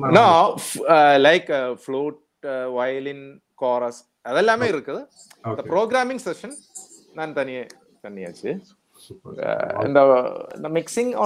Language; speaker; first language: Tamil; non-native, learner; Malayalam